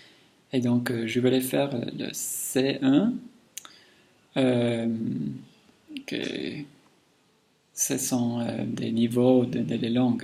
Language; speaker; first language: French; non-native, learner; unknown